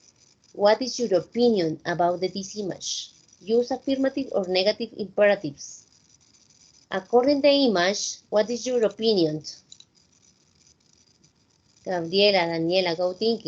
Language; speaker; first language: English; non-native, fluent; Spanish